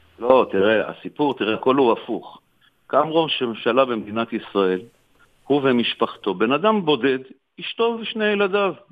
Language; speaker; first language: Hebrew; native; Hebrew